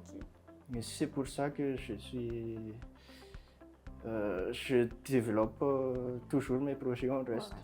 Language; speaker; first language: French; non-native, local second language; Malagasy